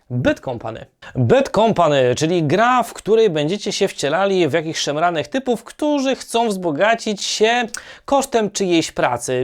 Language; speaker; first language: Polish; native; Polish